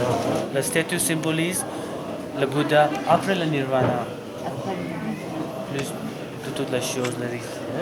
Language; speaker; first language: French; non-native, learner; Tibetan